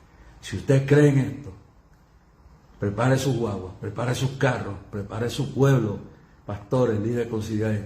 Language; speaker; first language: Spanish; native; Spanish